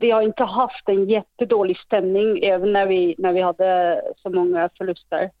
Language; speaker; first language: Swedish; non-native, fluent; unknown